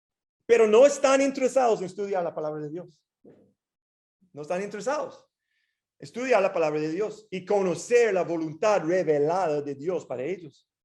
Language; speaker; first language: Spanish; non-native, fluent; English